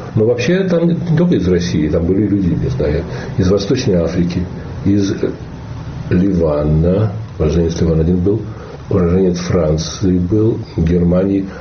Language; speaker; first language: Russian; native; Russian